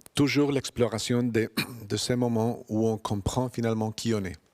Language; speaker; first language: French; non-native, fluent; Spanish